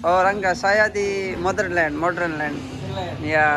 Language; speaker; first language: Indonesian; non-native, learner; Urdu